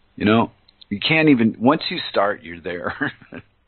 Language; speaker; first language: English; native; English